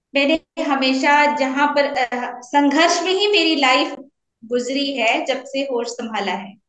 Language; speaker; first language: Hindi; native; Hindi